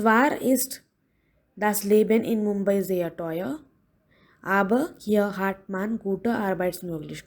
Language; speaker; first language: German; non-native, fluent; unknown